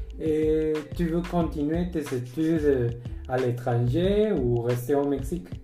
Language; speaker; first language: French; non-native, learner; Spanish